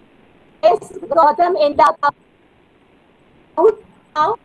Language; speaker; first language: English; non-native, learner; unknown